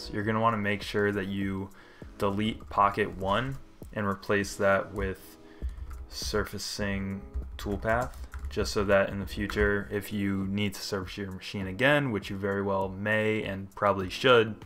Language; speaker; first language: English; native; English